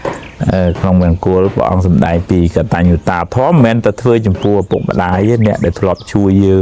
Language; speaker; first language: Khmer; native; Khmer